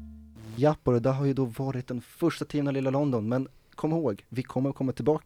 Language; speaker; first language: Swedish; native; Swedish